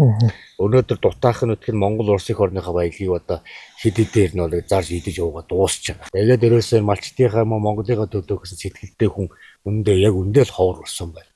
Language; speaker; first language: Mongolian; native; Mongolian